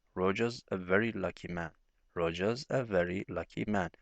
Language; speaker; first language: English; non-native, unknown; Turkish